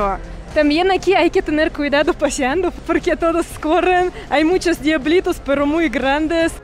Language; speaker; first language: Spanish; non-native, fluent; Russian